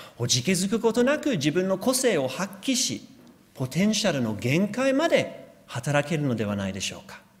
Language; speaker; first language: Japanese; non-native, fluent; English